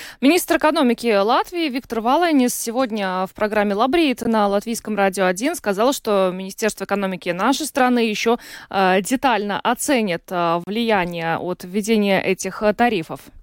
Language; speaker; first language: Russian; native; Russian